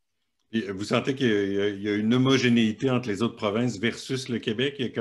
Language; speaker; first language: French; native; French